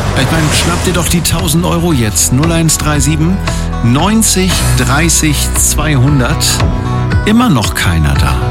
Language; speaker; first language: German; native; German